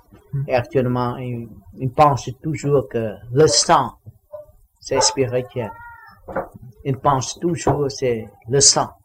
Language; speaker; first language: French; non-native, learner; Vietnamese